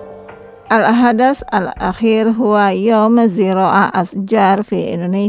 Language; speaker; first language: Arabic; non-native, learner; Indonesian